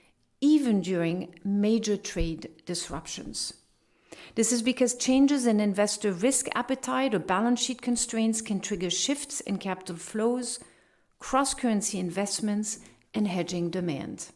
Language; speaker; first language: English; non-native, fluent; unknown